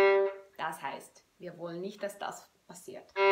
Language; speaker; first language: German; non-native, fluent; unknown